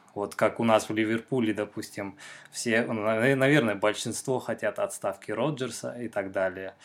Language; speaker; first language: Russian; non-native, local second language; Kyrgyz